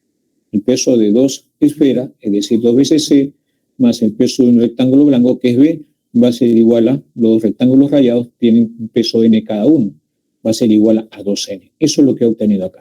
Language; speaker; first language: Spanish; native; Spanish